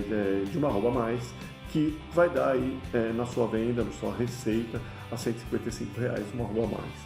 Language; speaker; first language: Portuguese; native; Portuguese